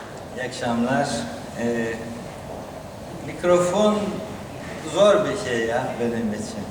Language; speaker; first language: Turkish; non-native, learner; Spanish